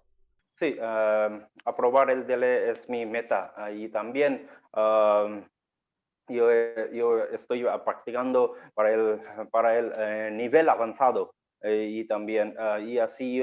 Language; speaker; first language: Spanish; non-native, learner; Bangla